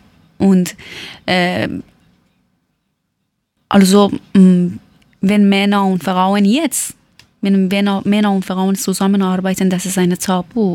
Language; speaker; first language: German; non-native, learner; Persian